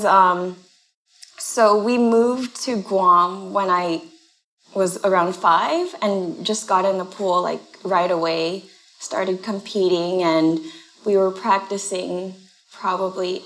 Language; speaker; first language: English; non-native, fluent; Japanese